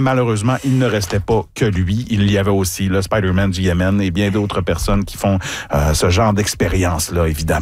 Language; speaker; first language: French; native; French